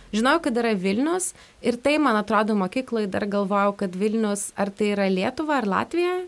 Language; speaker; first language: Lithuanian; non-native, fluent; Russian